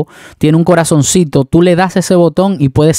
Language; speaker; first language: Spanish; native; Spanish